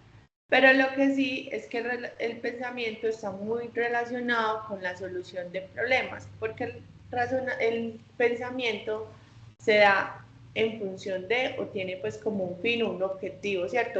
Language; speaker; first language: Spanish; native; Spanish